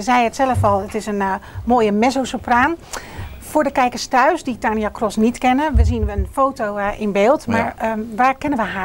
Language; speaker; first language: Dutch; native; Dutch